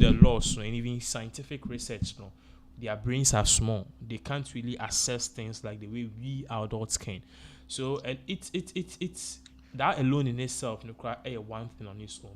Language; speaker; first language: English; non-native, local second language; Akan